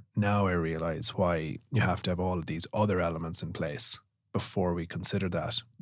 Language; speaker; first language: English; native; English